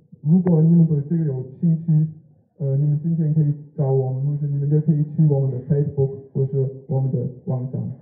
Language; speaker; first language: Chinese; non-native, learner; German